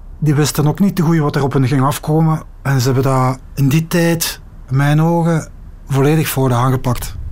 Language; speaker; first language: Dutch; native; Dutch